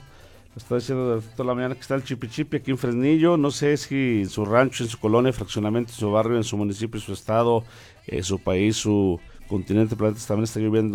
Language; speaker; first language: Spanish; native; Spanish